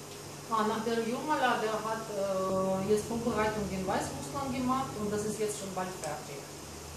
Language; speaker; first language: German; non-native, learner; Russian